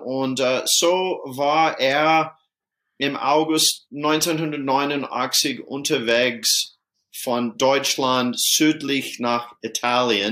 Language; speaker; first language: German; non-native, fluent; English